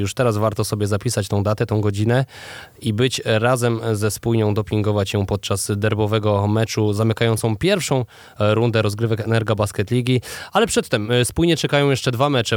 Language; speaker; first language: Polish; native; Polish